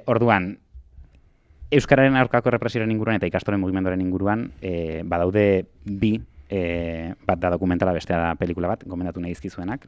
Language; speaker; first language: Basque; native; Basque